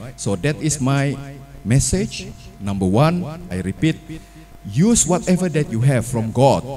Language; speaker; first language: English; non-native, fluent; Indonesian